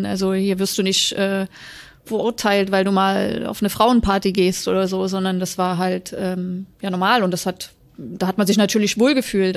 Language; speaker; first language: German; native; German